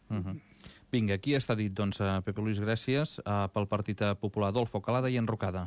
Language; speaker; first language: Catalan; native; Catalan